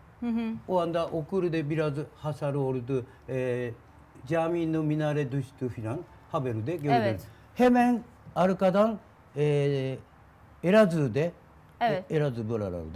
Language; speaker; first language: Turkish; non-native, learner; Japanese